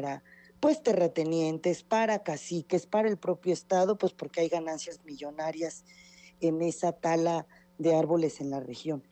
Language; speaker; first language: Spanish; native; Spanish